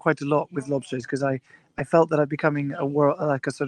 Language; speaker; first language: English; native; English